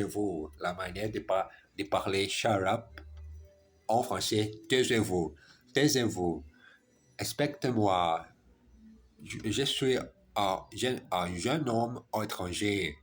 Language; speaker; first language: French; non-native, learner; German